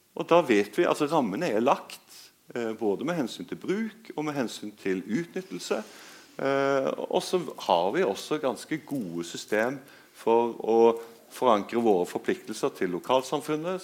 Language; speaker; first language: Norwegian; native; Norwegian